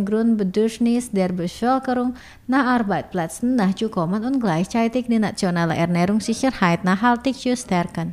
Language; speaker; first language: German; non-native, fluent; Indonesian